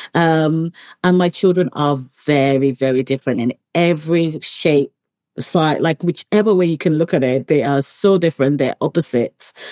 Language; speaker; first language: English; early bilingual, other home language; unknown